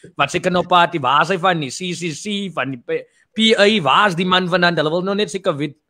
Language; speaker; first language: Afrikaans; native; Afrikaans